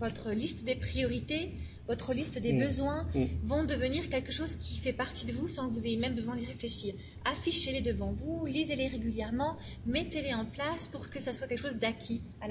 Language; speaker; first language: French; native; French